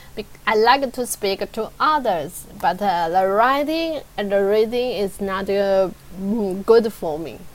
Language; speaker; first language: English; non-native, learner; Chinese